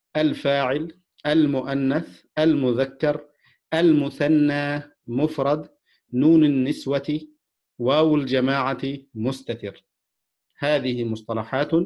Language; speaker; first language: Arabic; non-native, fluent; Indonesian